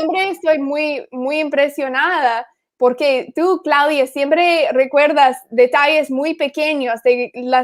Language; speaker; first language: Spanish; non-native, fluent; English